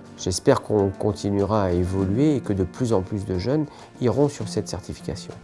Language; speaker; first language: French; native; French